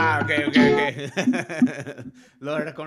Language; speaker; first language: Spanish; non-native, learner; English